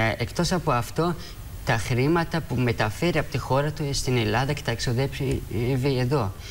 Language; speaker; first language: Greek; non-native, fluent; Persian